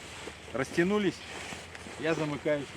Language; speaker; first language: Russian; native; Russian